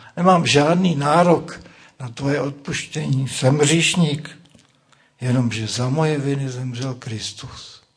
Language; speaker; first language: Czech; native; Czech